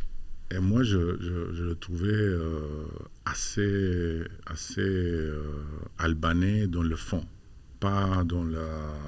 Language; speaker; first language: French; non-native, fluent; Albanian